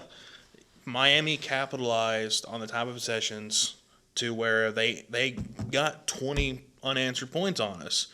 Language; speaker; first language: English; native; English